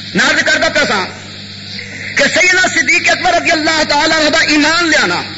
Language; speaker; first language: Urdu; non-native, local second language; Punjabi